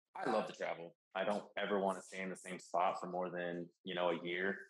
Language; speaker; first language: English; native; English